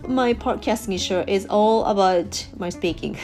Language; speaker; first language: English; non-native, learner; Japanese